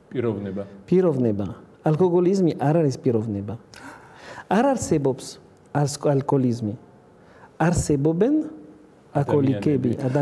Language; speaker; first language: Georgian; non-native, learner; French